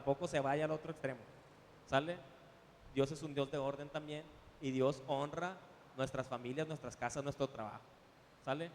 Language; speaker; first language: Spanish; native; Spanish